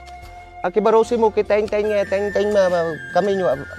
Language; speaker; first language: Portuguese; non-native, learner; Vietnamese